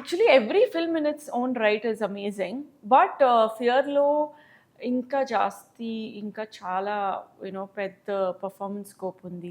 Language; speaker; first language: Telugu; non-native, local second language; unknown